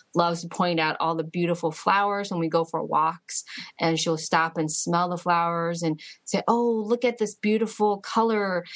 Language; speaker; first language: English; early bilingual, other home language; Chinese